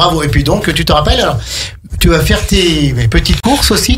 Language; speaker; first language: French; native; French